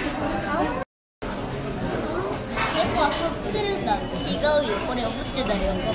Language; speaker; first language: Japanese; native; Japanese